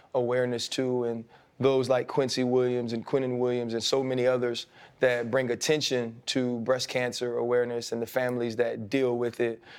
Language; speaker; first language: English; native; English